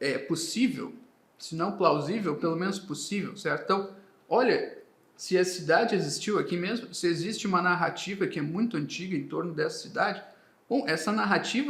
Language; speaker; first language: Portuguese; native; Portuguese